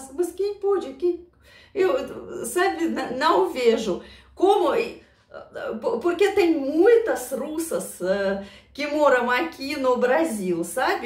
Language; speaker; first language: Portuguese; non-native, fluent; Russian